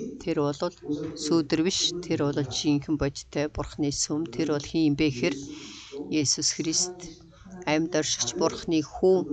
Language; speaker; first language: Mongolian; non-native, fluent; Korean